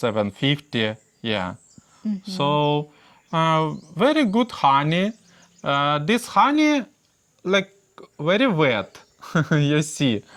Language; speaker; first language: English; non-native, learner; Russian